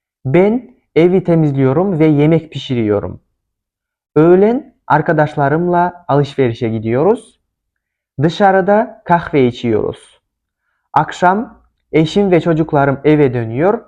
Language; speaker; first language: Turkish; non-native, fluent; Kyrgyz